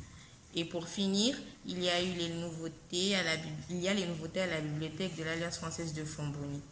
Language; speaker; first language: French; non-native, local second language; Comorian